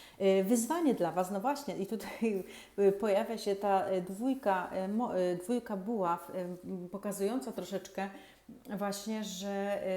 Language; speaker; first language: Polish; native; Polish